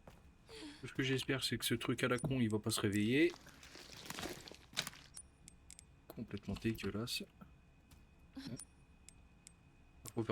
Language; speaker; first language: French; native; French